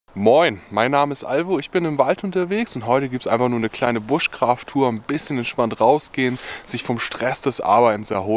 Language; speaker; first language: German; native; German